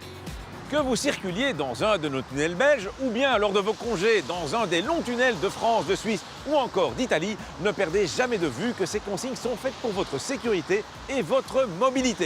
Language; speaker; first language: French; native; French